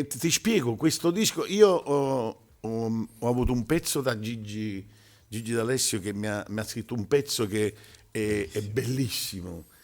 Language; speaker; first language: Italian; native; Italian